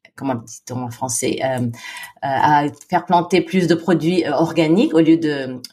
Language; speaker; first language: French; non-native, fluent; Filipino